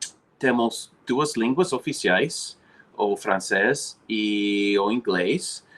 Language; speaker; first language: Portuguese; non-native, fluent; English